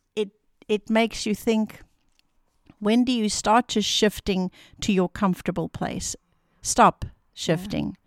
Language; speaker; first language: English; non-native, local second language; Afrikaans